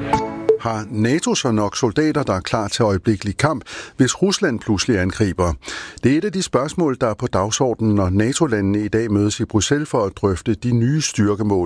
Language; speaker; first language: Danish; native; Danish